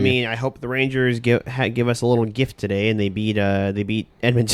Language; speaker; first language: English; native; English